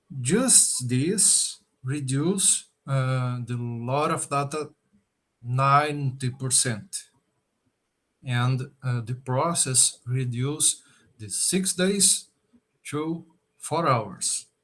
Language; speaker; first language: English; non-native, learner; Portuguese